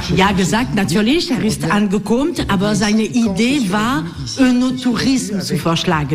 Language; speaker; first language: German; non-native, learner; French